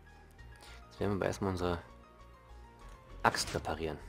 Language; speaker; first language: German; native; German